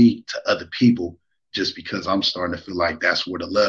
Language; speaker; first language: English; native; English